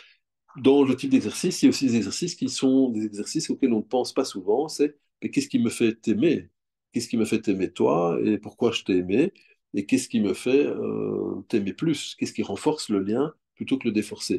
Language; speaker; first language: French; native; French